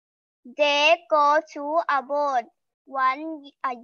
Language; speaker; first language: English; non-native, learner; Thai